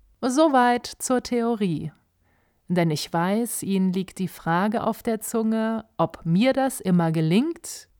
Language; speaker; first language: German; native; German